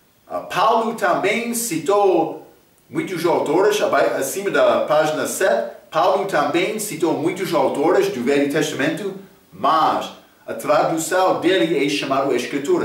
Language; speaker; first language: Portuguese; non-native, fluent; English